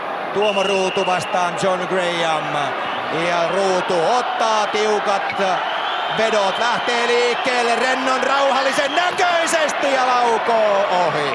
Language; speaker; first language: Finnish; native; Finnish